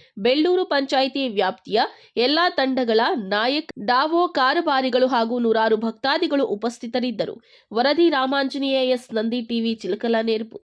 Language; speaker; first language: Kannada; native; Kannada